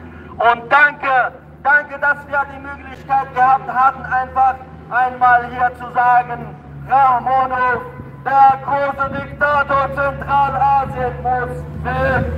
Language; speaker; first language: German; non-native, fluent; Tajik